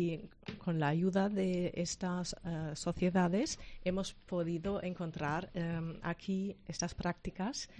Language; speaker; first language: Spanish; non-native, fluent; German